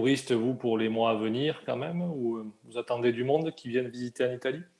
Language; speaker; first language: French; native; French